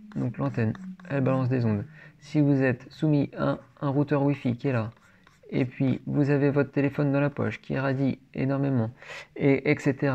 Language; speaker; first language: French; native; French